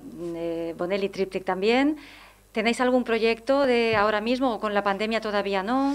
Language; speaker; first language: Spanish; native; Spanish